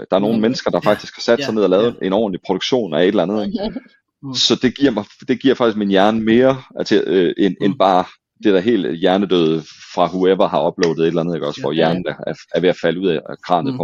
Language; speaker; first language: Danish; native; Danish